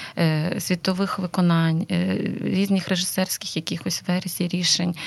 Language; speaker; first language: Ukrainian; non-native, local second language; Russian